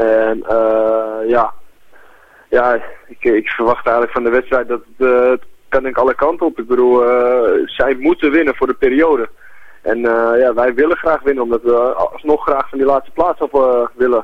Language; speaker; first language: Dutch; native; Dutch